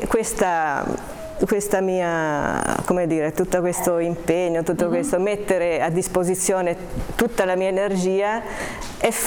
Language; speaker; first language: Italian; native; Italian